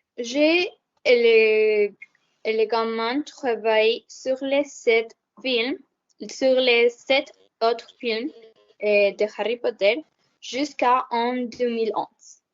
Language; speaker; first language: French; non-native, learner; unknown